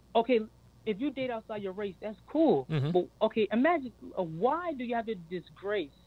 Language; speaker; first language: English; native; English